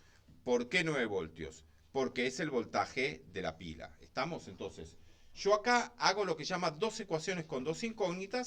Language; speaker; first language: Spanish; native; Spanish